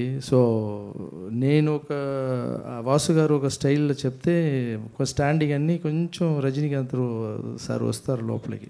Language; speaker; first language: Telugu; non-native, fluent; Tamil